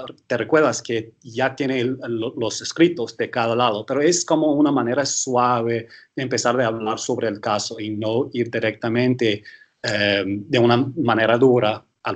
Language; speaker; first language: Spanish; early bilingual, heritage; English